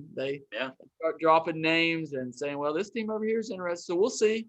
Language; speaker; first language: English; native; English